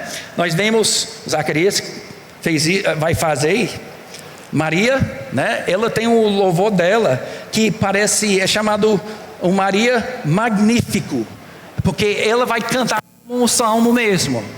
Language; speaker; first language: Portuguese; non-native, fluent; English